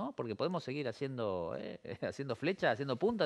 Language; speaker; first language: Spanish; native; Spanish